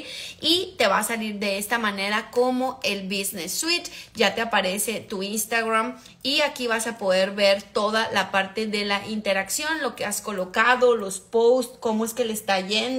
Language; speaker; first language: Spanish; native; Spanish